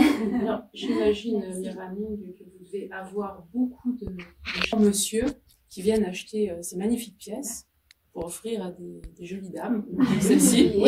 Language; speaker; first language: French; native; French